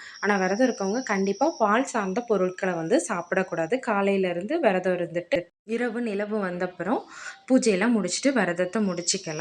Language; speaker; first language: Tamil; native; Tamil